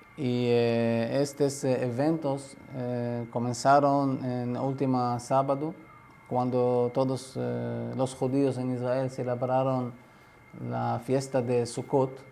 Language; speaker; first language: Spanish; non-native, learner; Arabic